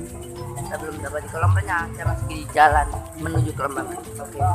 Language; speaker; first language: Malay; non-native, local second language; Javanese